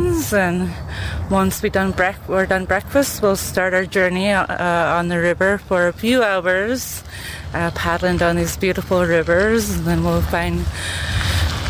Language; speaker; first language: English; native; English